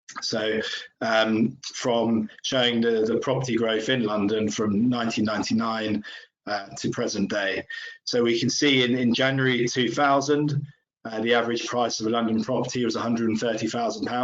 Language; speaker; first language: English; native; English